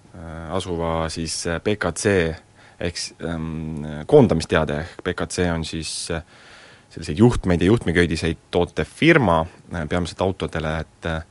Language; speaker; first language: Estonian; native; Estonian